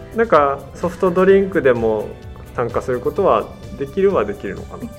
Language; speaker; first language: Japanese; native; Japanese